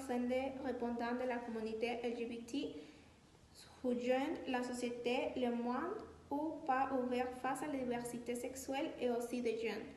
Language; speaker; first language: French; non-native, learner; Spanish